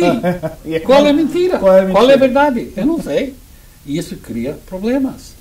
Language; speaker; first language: Portuguese; non-native, fluent; English